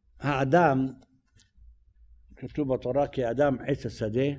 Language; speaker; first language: Hebrew; native; Hebrew